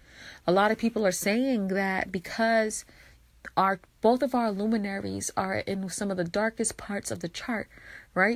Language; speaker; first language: English; native; English